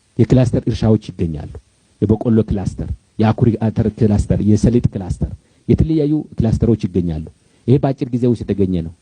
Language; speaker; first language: Amharic; non-native, local second language; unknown